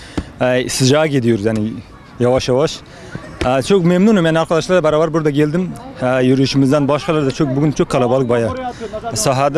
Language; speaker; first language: Turkish; non-native, fluent; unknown